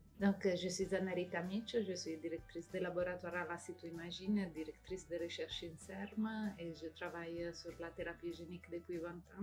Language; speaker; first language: French; non-native, fluent; Italian